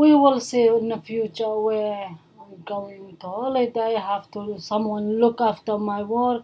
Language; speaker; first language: English; non-native, learner; Arabic